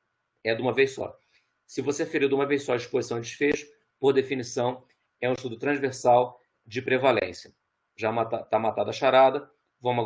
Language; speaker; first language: Portuguese; native; Portuguese